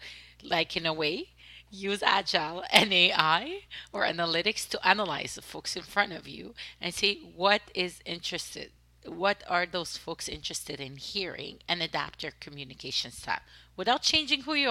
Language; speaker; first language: English; non-native, fluent; French